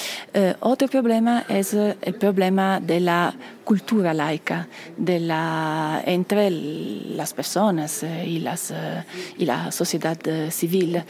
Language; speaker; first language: Spanish; non-native, fluent; Italian